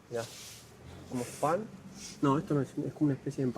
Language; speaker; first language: Spanish; native; Spanish